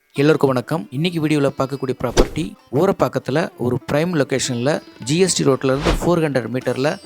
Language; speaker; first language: Tamil; native; Tamil